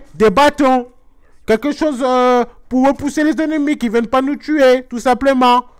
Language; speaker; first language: French; native; French